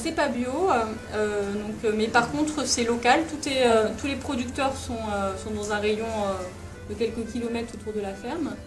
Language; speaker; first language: French; native; French